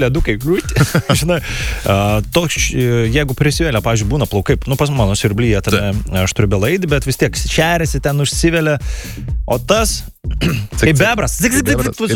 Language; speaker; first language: Lithuanian; native; Lithuanian